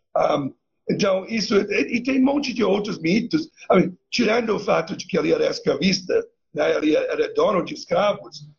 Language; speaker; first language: Portuguese; non-native, fluent; English